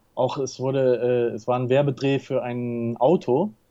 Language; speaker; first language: German; early bilingual, heritage; Spanish